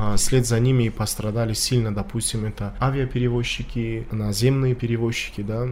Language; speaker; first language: Russian; non-native, local second language; Tajik